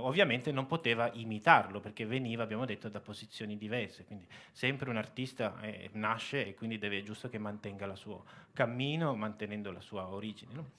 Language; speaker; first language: Italian; native; Italian